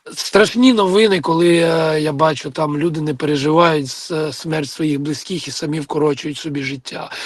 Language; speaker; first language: Ukrainian; non-native, local second language; Russian